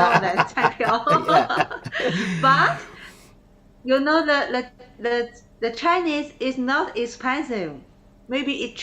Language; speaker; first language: English; non-native, learner; Chinese